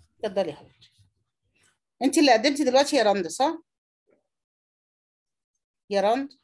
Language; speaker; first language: Arabic; native; Arabic